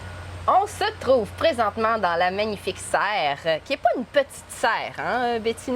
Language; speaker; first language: French; native; French